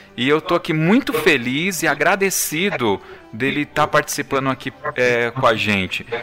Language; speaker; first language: Portuguese; native; Portuguese